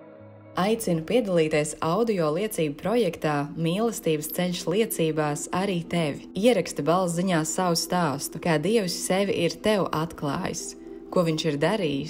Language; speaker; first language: Latvian; native; Latvian